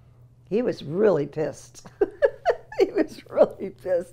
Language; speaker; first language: English; native; English